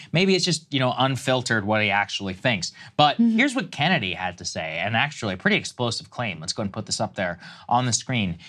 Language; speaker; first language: English; native; English